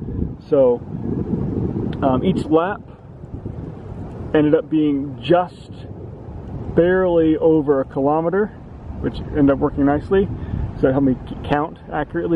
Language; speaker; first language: English; native; English